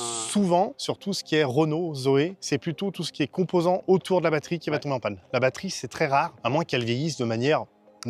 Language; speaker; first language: French; native; French